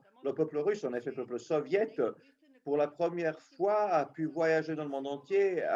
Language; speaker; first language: French; non-native, local second language; Serbian